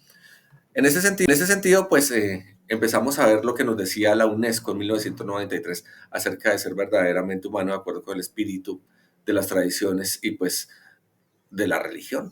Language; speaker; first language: Spanish; native; Spanish